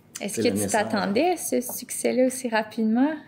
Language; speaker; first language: French; native; French